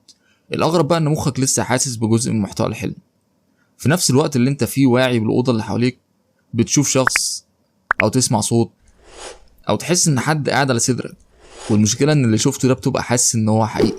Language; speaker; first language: Arabic; native; Arabic